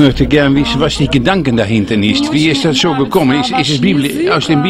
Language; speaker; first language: German; non-native, learner; Dutch